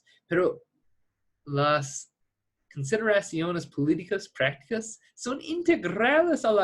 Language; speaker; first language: Spanish; non-native, fluent; English